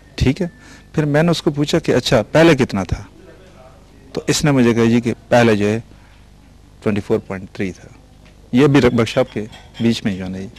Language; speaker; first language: Urdu; non-native, local second language; Punjabi